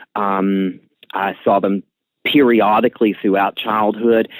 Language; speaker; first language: English; native; English